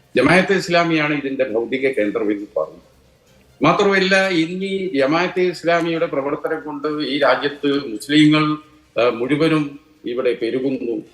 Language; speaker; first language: Malayalam; native; Malayalam